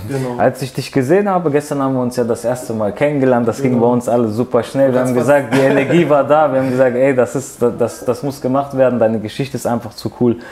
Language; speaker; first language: German; early bilingual, other home language; Kurdish